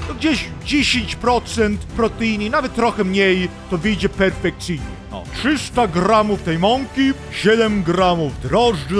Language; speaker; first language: Polish; non-native, learner; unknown